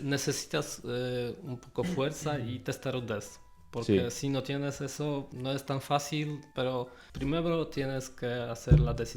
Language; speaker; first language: Spanish; non-native, learner; Polish